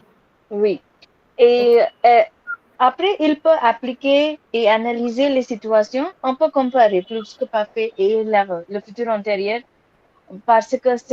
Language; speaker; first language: French; non-native, learner; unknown